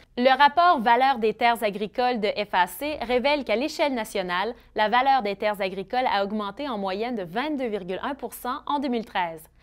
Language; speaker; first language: French; native; French